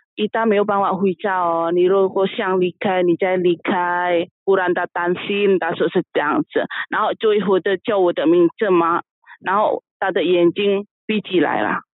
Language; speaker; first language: Chinese; non-native, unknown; Indonesian